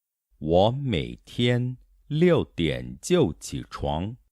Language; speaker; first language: Chinese; non-native, fluent; Portuguese